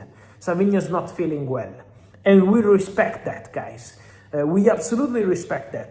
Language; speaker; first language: English; non-native, fluent; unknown